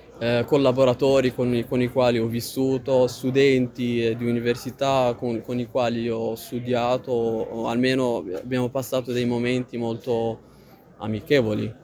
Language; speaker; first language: Italian; early bilingual, other home language; Arabic